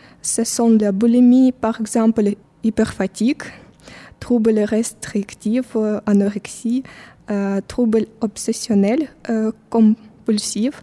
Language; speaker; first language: French; non-native, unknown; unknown